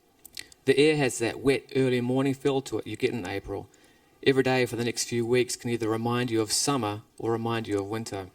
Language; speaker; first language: English; native; English